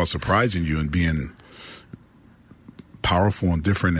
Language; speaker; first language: English; native; English